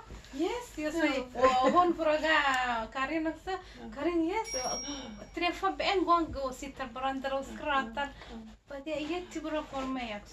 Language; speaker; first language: Swedish; non-native, learner; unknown